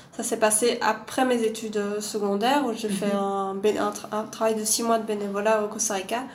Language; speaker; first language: French; native; French